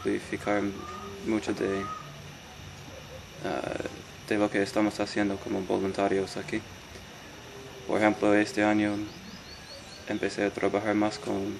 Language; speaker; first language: Spanish; non-native, fluent; English